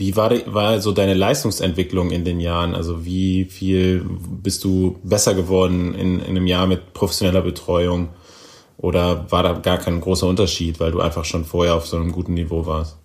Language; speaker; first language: German; native; German